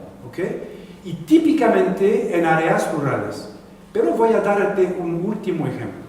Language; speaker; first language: Spanish; non-native, fluent; French